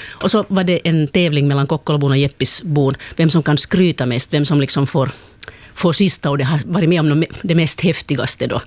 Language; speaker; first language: Swedish; native; Swedish